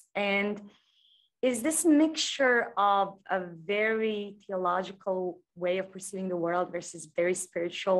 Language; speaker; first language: English; non-native, fluent; Croatian